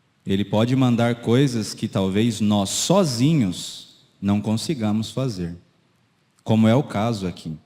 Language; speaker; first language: Portuguese; native; Portuguese